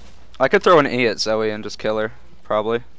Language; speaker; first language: English; native; English